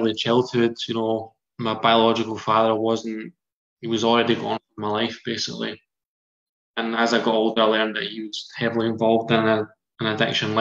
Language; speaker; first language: English; native; English